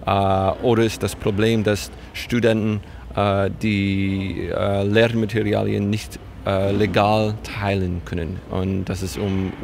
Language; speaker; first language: German; non-native, fluent; English